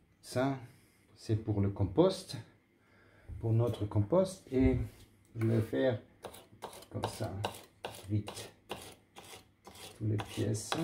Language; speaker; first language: French; non-native, learner; German